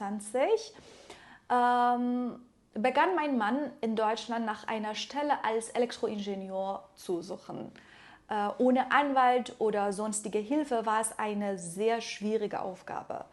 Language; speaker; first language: German; non-native, fluent; Persian